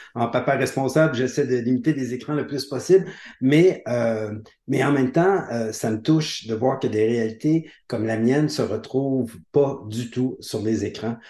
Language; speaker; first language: French; native; French